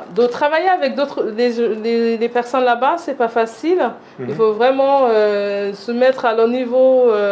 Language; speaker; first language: French; non-native, fluent; English